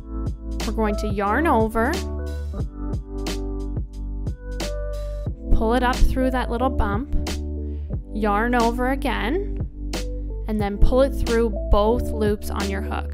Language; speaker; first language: English; native; English